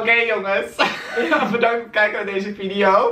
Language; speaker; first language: Dutch; native; Dutch